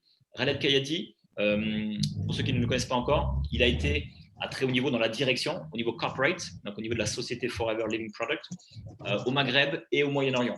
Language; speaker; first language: French; native; French